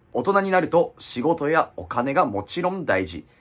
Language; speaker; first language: Japanese; native; Japanese